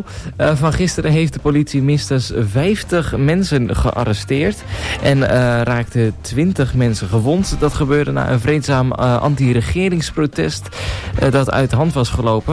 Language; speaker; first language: Dutch; native; Dutch